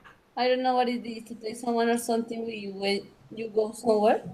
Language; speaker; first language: English; non-native, learner; Spanish